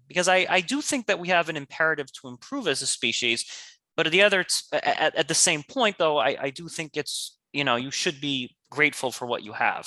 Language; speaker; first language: English; native; English